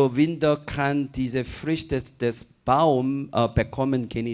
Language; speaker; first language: German; non-native, fluent; Korean